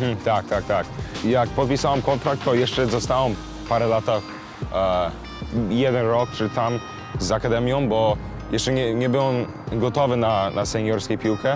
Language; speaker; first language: Polish; early bilingual, heritage; English